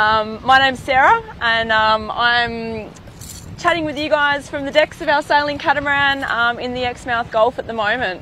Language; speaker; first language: English; native; English